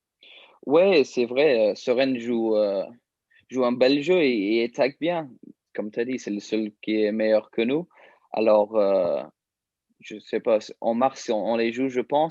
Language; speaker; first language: French; early bilingual, heritage; English